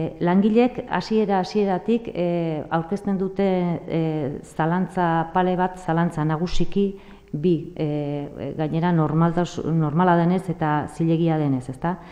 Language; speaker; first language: Basque; native; Basque